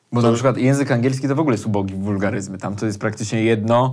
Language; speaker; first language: Polish; native; Polish